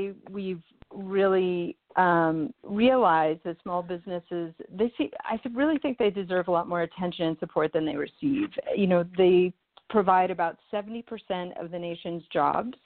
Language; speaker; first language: English; native; English